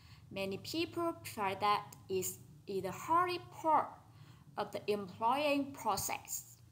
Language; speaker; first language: English; non-native, fluent; Vietnamese